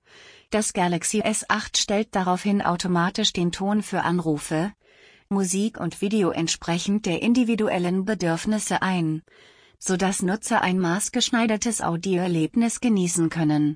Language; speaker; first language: German; native; German